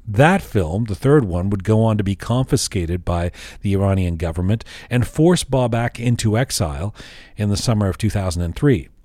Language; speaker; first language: English; early bilingual, other home language; Persian